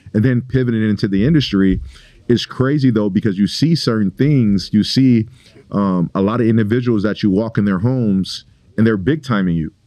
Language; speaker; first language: English; native; English